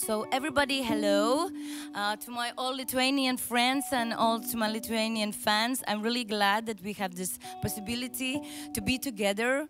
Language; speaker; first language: English; non-native, fluent; Latvian